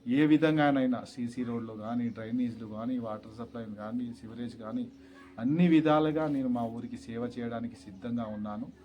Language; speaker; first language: Telugu; non-native, local second language; Lambadi